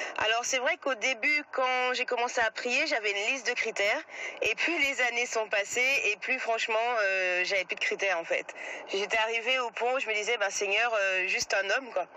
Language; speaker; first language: French; native; French